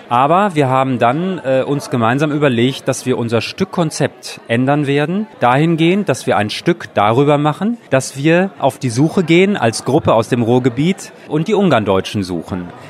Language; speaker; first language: German; native; German